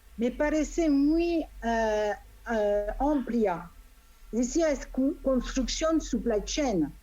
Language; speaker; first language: Spanish; non-native, fluent; French